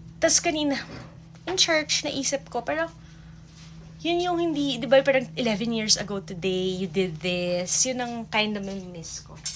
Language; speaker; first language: Filipino; native; Filipino